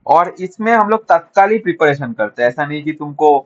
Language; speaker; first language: Hindi; non-native, local second language; Bangla